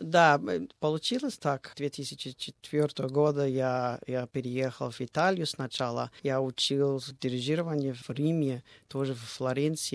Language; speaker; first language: Russian; non-native, fluent; English